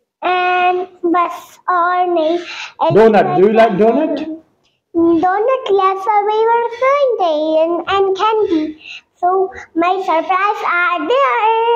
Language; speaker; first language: English; non-native, learner; Pashto